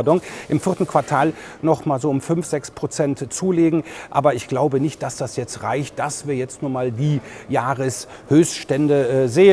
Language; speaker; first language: German; native; German